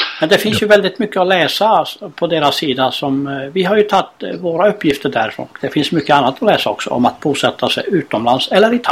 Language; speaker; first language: Swedish; native; Swedish